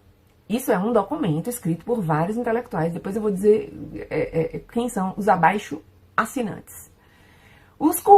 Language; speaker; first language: Portuguese; non-native, fluent; Spanish